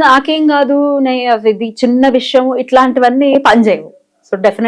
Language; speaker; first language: Telugu; native; Telugu